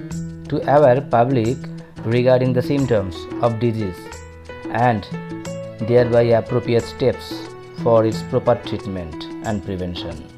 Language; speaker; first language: English; non-native, local second language; Bangla